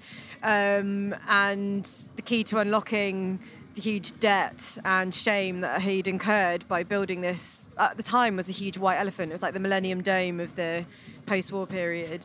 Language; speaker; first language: English; native; English